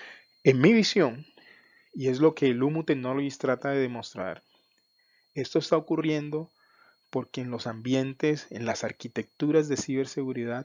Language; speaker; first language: Spanish; native; Spanish